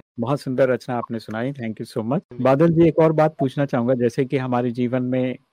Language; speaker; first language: Hindi; native; Hindi